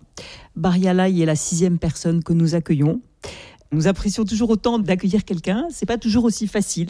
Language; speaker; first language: French; native; French